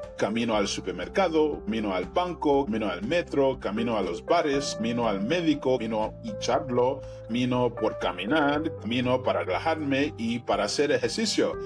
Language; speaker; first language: Spanish; non-native, fluent; English